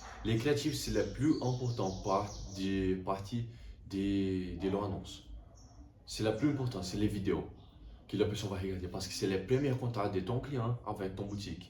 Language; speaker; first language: French; non-native, learner; Portuguese